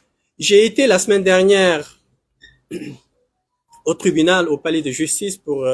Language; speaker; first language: French; non-native, local second language; Wolof